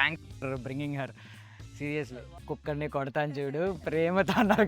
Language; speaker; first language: Telugu; native; Telugu